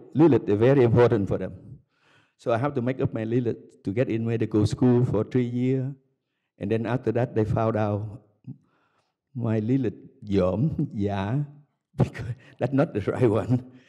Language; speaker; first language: English; non-native, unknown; Vietnamese